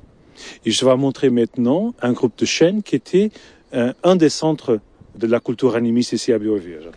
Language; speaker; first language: French; non-native, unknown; Portuguese